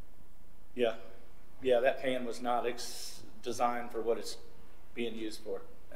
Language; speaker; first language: English; native; English